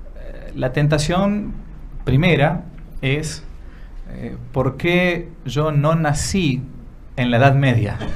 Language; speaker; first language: Spanish; native; Spanish